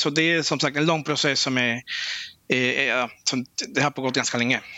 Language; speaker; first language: Swedish; non-native, fluent; Spanish